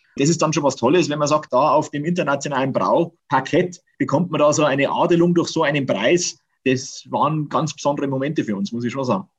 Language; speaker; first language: German; native; German